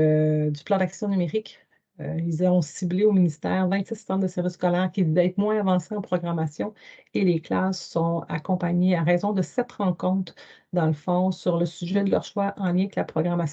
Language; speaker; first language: French; native; French